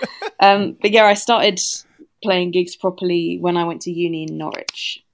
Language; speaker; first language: English; native; English